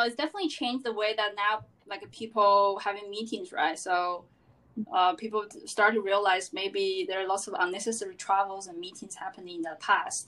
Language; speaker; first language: English; non-native, fluent; Chinese